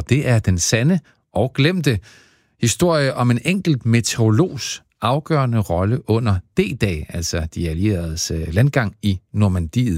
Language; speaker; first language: Danish; native; Danish